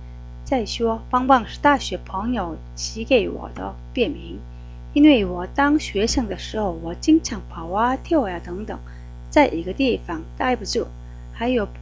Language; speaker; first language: Chinese; non-native, fluent; Korean